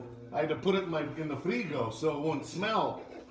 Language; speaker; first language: English; native; English